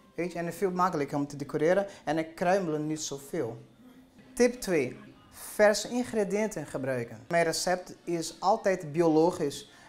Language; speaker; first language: Dutch; non-native, learner; Portuguese